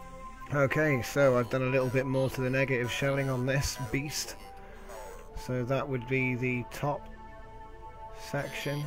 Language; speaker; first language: English; native; English